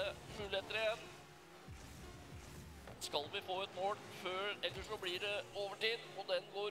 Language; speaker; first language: Norwegian; native; Norwegian